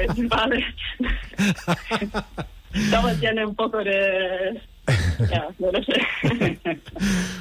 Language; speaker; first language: Spanish; non-native, learner; Dutch